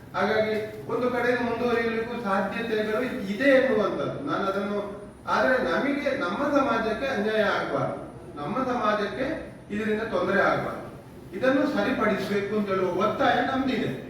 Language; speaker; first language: Kannada; non-native, local second language; Tulu